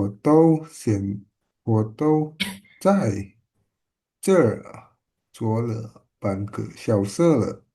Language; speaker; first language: Chinese; non-native, learner; Indonesian